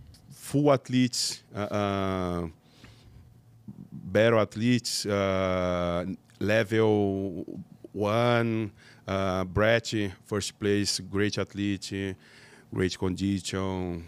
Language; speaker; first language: English; non-native, learner; Portuguese